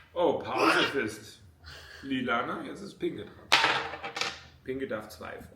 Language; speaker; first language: German; native; German